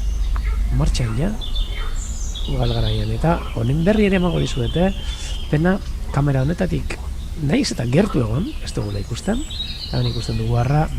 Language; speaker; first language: Basque; native; Basque